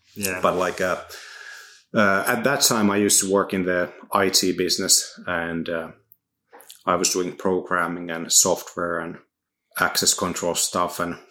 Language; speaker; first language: English; non-native, fluent; Finnish